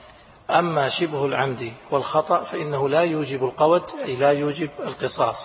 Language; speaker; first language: Arabic; native; Arabic